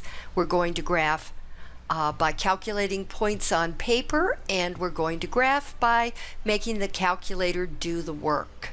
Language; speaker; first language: English; native; English